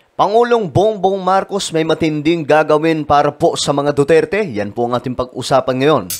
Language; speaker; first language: Filipino; native; Filipino